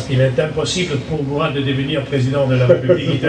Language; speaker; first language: French; non-native, fluent; German